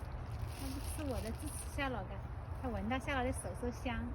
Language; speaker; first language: Chinese; early bilingual, heritage; Chinese